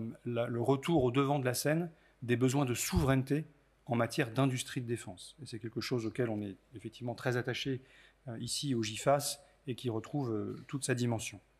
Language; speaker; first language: French; native; French